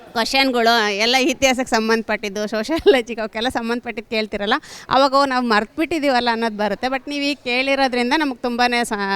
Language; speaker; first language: Kannada; native; Kannada